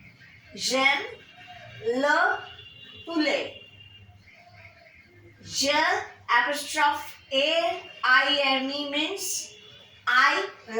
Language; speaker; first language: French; non-native, fluent; Bangla